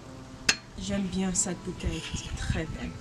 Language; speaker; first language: French; non-native, learner; English